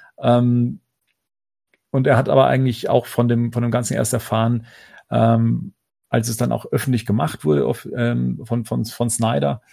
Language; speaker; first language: German; native; German